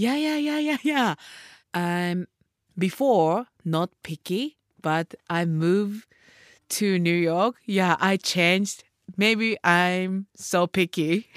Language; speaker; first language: English; non-native, learner; Japanese